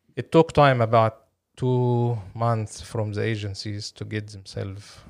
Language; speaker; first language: English; non-native, fluent; Arabic